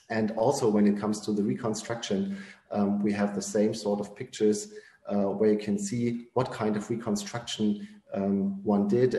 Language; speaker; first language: English; non-native, fluent; German